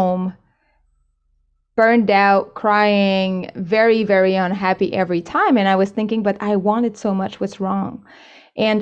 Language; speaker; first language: English; native; English